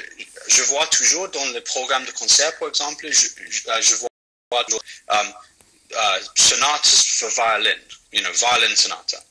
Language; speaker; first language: French; non-native, fluent; English